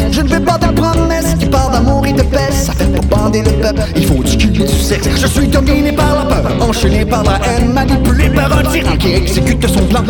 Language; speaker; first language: French; native; French